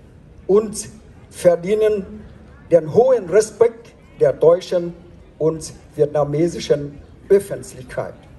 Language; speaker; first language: German; non-native, fluent; Vietnamese